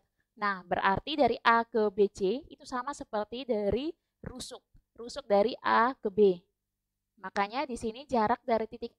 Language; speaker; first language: Indonesian; native; Indonesian